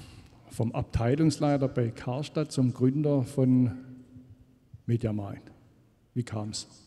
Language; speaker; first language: German; native; German